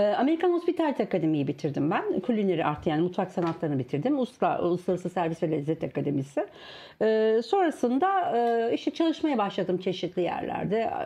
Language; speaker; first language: Turkish; early bilingual, heritage; Turkish